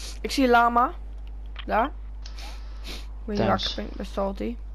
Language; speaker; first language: Dutch; native; Dutch